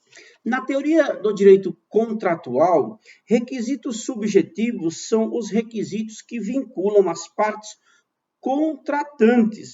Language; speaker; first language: Portuguese; native; Portuguese